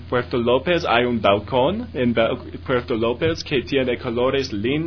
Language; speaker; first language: Spanish; non-native, learner; English